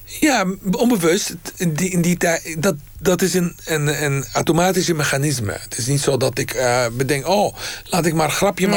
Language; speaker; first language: Dutch; non-native, fluent; Arabic